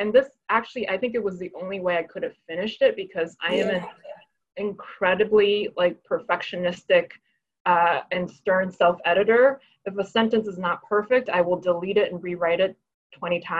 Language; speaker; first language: English; early bilingual, other home language; Chinese